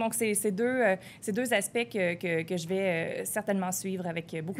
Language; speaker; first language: French; native; French